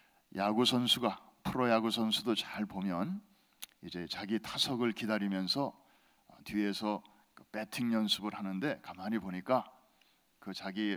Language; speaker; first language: Korean; native; Korean